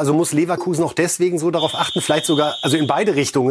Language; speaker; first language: German; native; German